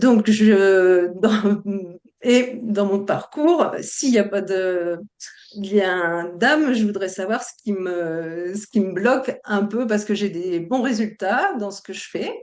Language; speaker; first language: French; native; French